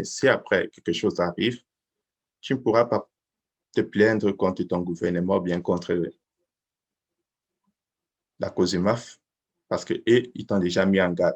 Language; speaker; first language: French; native; French